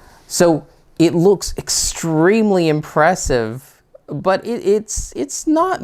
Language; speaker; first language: English; native; English